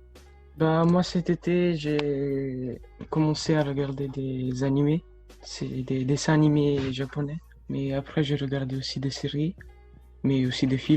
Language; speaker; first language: French; early bilingual, heritage; Italian